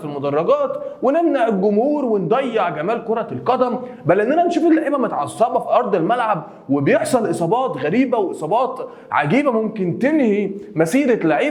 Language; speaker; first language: Arabic; native; Arabic